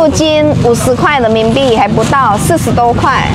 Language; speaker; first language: Chinese; non-native, fluent; Indonesian